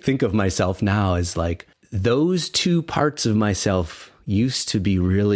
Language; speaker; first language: English; native; English